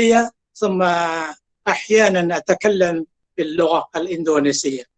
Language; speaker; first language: Arabic; non-native, fluent; Indonesian